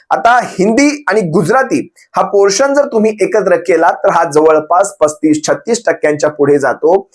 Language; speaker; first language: Marathi; native; Marathi